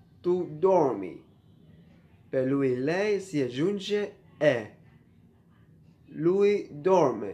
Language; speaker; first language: Italian; non-native, fluent; Vietnamese